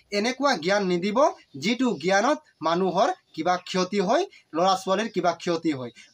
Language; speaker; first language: Assamese; non-native, local second language; Sadri